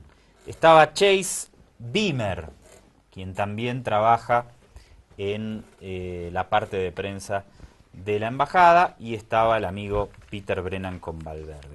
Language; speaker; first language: Spanish; native; Spanish